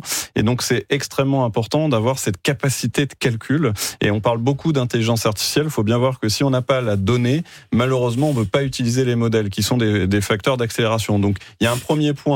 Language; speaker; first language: French; native; French